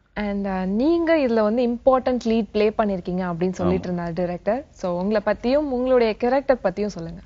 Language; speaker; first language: Tamil; native; Tamil